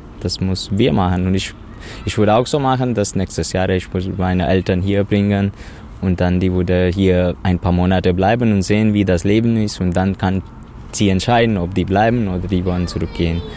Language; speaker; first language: German; non-native, learner; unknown